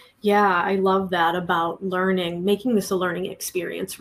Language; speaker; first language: English; native; English